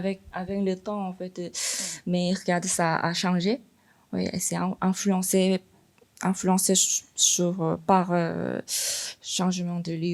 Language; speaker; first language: French; non-native, fluent; Korean